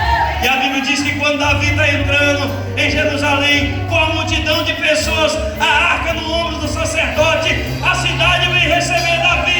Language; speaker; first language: Portuguese; native; Portuguese